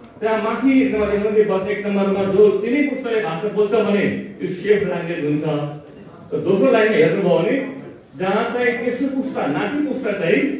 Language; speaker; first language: Nepali; non-native, local second language; Eastern Tamang